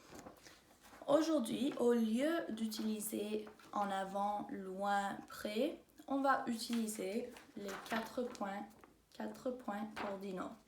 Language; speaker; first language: French; non-native, local second language; English